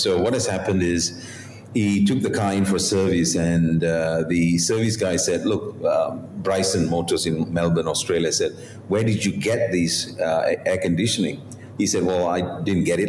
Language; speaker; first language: English; non-native, local second language; Tamil